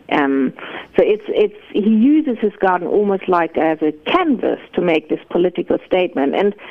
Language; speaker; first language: English; non-native, fluent; German